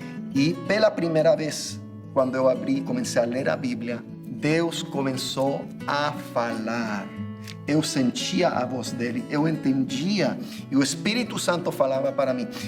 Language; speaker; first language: Portuguese; non-native, fluent; English